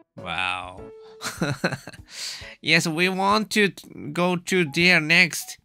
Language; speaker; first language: English; non-native, learner; Japanese